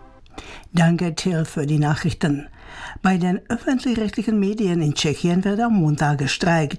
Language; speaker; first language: German; native; German